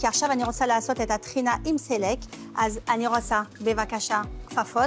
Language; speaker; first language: Hebrew; non-native, fluent; French